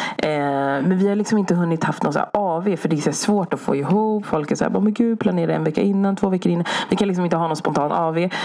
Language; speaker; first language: Swedish; early bilingual, other home language; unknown